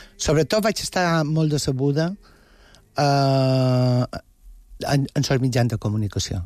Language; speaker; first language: Catalan; non-native, local second language; Spanish